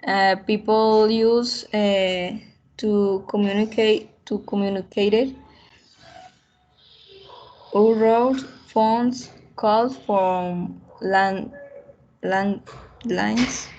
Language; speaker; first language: English; non-native, learner; Spanish